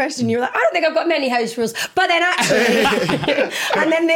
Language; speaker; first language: English; native; English